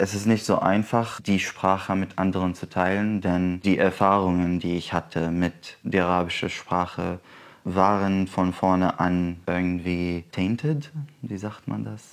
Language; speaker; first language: German; non-native, fluent; Arabic